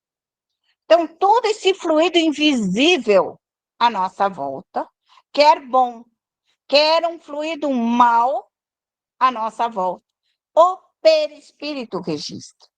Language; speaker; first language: Portuguese; native; Portuguese